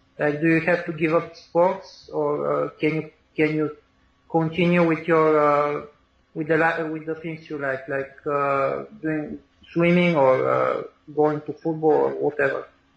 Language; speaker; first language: English; non-native, fluent; Bulgarian